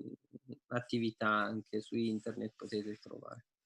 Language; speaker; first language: Italian; non-native, fluent; Persian